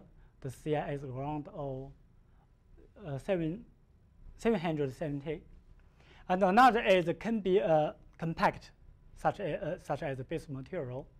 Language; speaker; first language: English; non-native, learner; Chinese